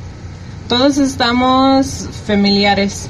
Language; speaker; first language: Spanish; early bilingual, heritage; Spanish